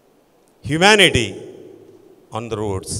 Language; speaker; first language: English; non-native, local second language; Konkani